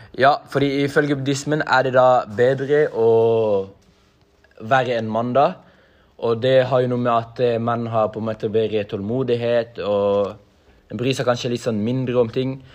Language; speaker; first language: Norwegian; native; Norwegian